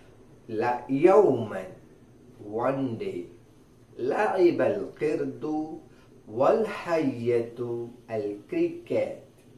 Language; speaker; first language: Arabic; non-native, fluent; Malayalam